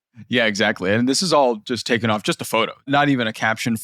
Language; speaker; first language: English; native; English